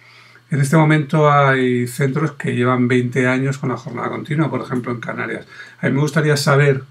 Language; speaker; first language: Spanish; native; Spanish